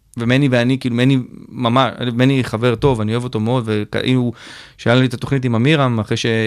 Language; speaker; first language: Hebrew; native; Hebrew